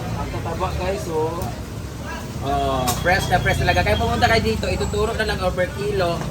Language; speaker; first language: Filipino; non-native, local second language; Cebuano